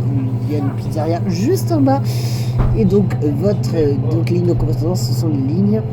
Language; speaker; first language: French; native; French